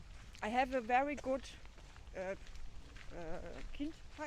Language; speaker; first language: English; non-native, learner; German